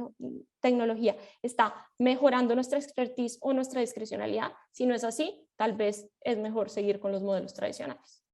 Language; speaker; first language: Spanish; native; Spanish